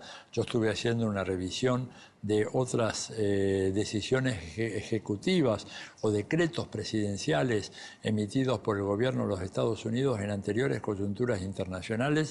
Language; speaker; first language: Spanish; native; Spanish